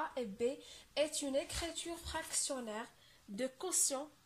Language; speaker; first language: French; non-native, local second language; Arabic